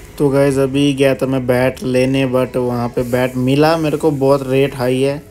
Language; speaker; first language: Hindi; non-native, local second language; Bangla